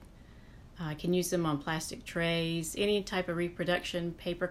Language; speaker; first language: English; native; English